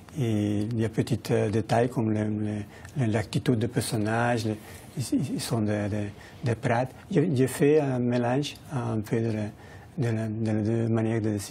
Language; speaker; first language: French; non-native, learner; Spanish